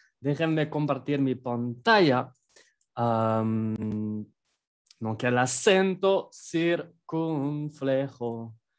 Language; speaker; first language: Spanish; non-native, fluent; French